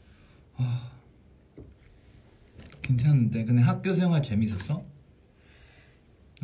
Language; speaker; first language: Korean; non-native, fluent; Chinese